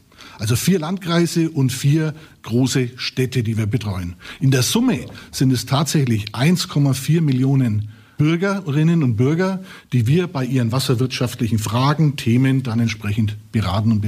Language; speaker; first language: German; native; German